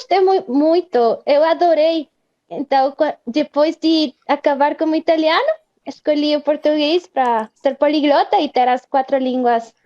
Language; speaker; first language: Portuguese; non-native, fluent; Spanish